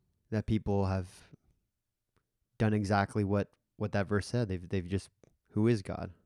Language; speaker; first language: English; native; English